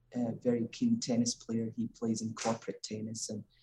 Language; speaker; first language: English; native; English